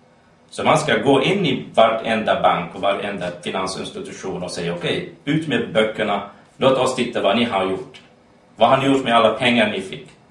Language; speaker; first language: Swedish; non-native, fluent; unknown